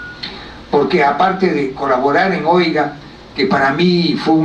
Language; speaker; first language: Spanish; native; Spanish